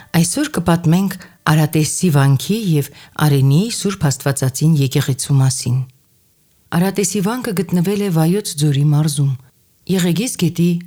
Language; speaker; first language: Armenian; native; Armenian